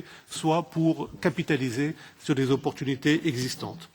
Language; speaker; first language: French; non-native, local second language; Arabic